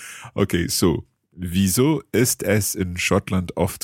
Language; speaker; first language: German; non-native, fluent; English